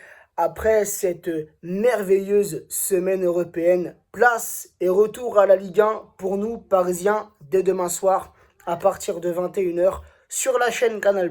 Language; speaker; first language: French; native; French